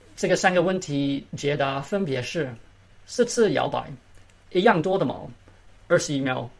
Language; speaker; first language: Chinese; early bilingual, heritage; Chinese